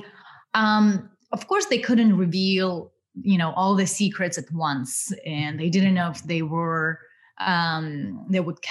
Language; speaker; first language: English; non-native, fluent; Ukrainian